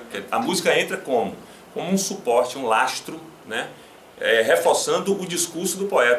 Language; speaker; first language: Portuguese; native; Portuguese